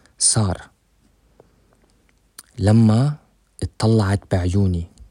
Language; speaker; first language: Arabic; native; Arabic